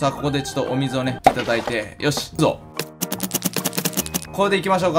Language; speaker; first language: Japanese; native; Japanese